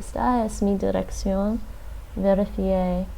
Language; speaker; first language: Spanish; non-native, learner; English